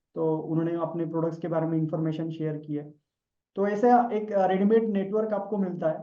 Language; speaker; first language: Hindi; non-native, local second language; Marathi